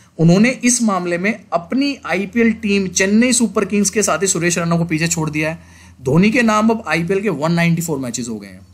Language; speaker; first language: Hindi; native; Hindi